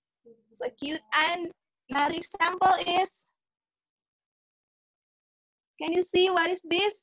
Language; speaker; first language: English; non-native, fluent; Indonesian